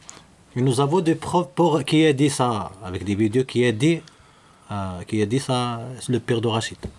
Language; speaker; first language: French; non-native, learner; Arabic